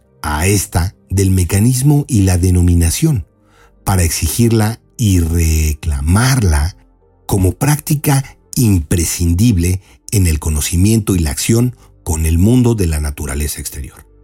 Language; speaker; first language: Spanish; native; Spanish